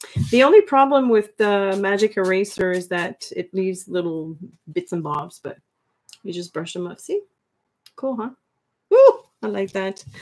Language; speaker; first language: English; non-native, fluent; French